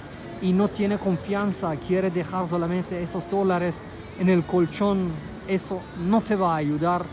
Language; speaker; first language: Spanish; non-native, fluent; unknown